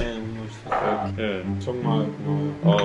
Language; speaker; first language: Korean; non-native, learner; German